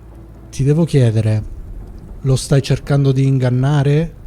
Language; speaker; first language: Italian; native; Italian